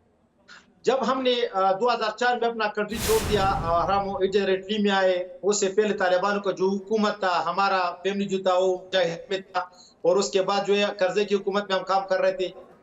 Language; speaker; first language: Hindi; non-native, fluent; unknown